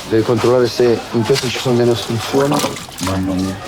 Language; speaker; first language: Italian; native; Italian